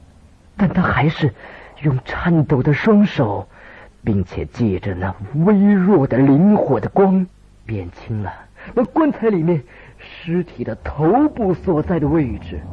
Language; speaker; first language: Chinese; native; Chinese